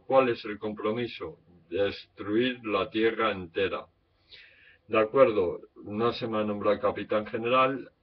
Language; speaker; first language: Spanish; native; Spanish